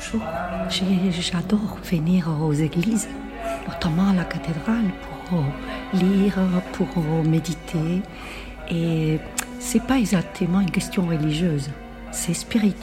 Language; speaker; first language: French; non-native, fluent; Spanish